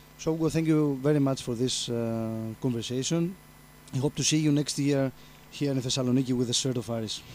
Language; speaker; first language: English; non-native, fluent; Greek